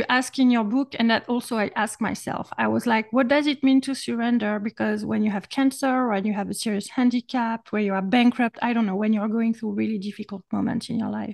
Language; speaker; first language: English; non-native, fluent; French